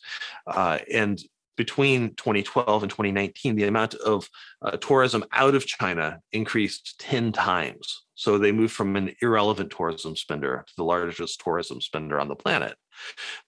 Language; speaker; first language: English; native; English